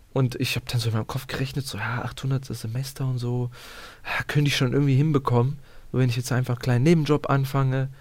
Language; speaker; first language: German; early bilingual, other home language; Bosnian